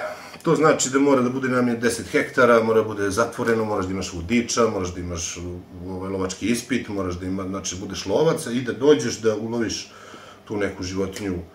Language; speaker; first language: Serbian; native; Serbian